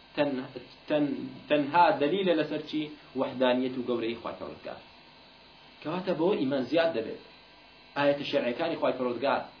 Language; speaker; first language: Central Kurdish; non-native, local second language; Kurdish